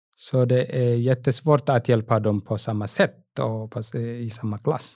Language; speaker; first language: Swedish; non-native, fluent; Tigrinya